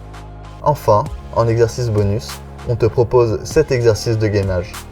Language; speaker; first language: French; native; French